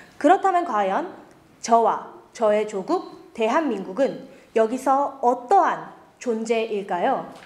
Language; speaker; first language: Korean; early bilingual, other home language; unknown